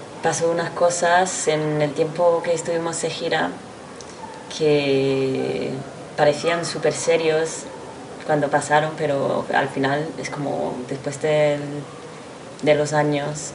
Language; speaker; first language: Spanish; non-native, fluent; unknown